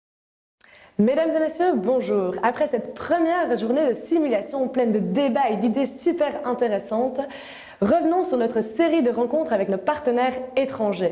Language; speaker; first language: French; native; French